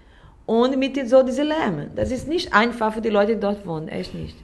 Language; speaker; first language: German; non-native, learner; Portuguese